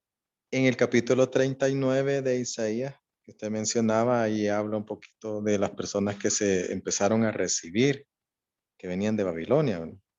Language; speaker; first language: Spanish; native; Spanish